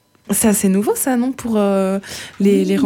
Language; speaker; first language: French; native; French